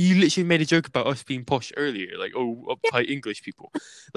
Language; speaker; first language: English; native; English